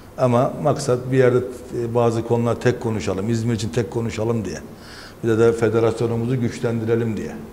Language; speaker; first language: Turkish; native; Turkish